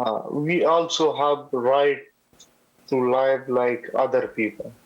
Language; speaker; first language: English; non-native, learner; Pashto